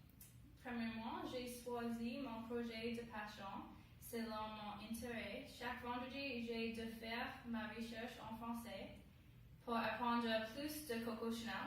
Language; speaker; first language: French; non-native, learner; English